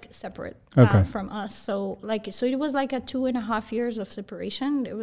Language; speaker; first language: English; early bilingual, other home language; Bosnian